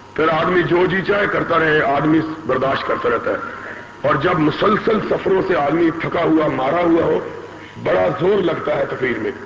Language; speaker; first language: Urdu; non-native, local second language; Punjabi